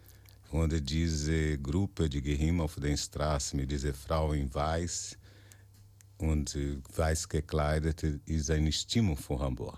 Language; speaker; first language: German; non-native, fluent; Portuguese